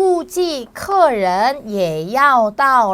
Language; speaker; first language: Chinese; non-native, fluent; Korean